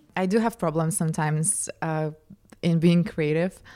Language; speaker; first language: English; non-native, fluent; Russian